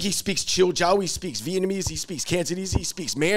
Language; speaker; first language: English; native; English